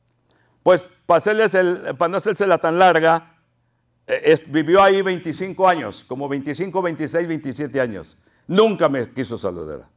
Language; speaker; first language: Spanish; native; Spanish